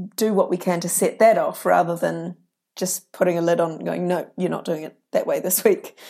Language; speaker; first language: English; native; English